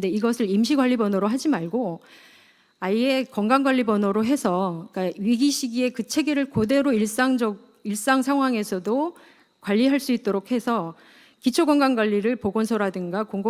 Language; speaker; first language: Korean; native; Korean